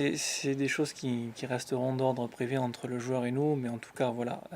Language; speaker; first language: French; native; French